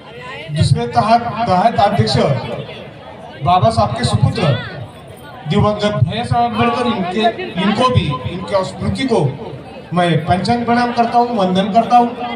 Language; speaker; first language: Hindi; native; Hindi